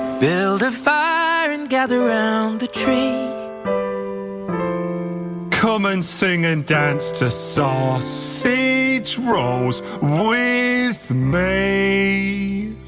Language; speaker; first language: English; native; English